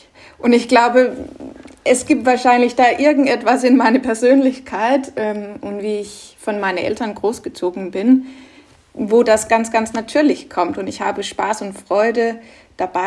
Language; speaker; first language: German; non-native, fluent; Danish